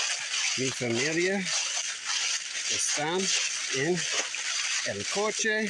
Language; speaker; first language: Spanish; non-native, learner; English